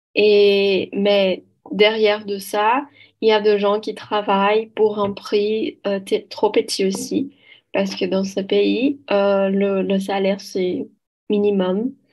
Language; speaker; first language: French; non-native, learner; Portuguese